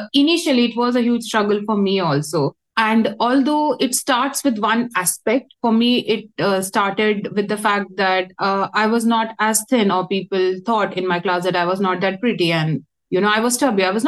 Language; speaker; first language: English; non-native, local second language; Hindi